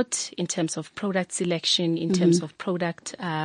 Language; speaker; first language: English; non-native, local second language; Tswana